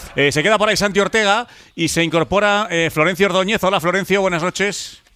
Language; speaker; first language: Spanish; native; Spanish